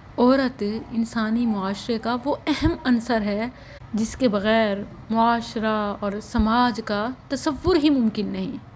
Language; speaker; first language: Urdu; non-native, local second language; Saraiki